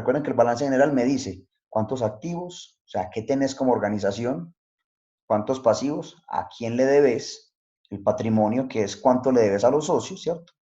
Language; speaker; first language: Spanish; native; Spanish